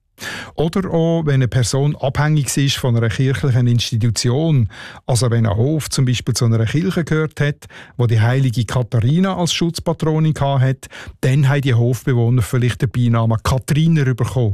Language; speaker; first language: German; native; German